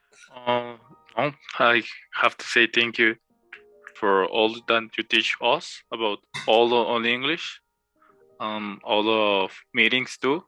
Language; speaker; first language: English; non-native, learner; Spanish